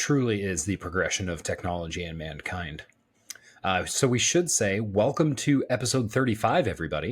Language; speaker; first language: English; native; English